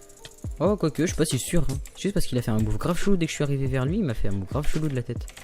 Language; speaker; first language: French; native; French